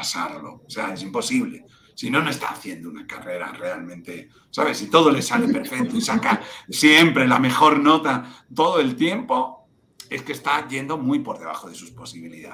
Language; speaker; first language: Spanish; native; Spanish